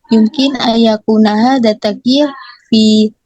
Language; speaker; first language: Arabic; non-native, learner; Indonesian